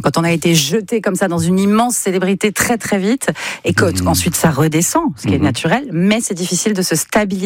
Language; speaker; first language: French; native; French